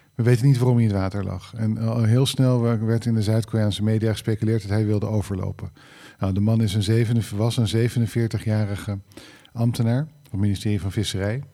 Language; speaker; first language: Dutch; native; Dutch